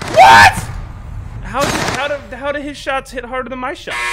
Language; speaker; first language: English; native; English